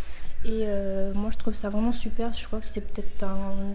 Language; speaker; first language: French; native; French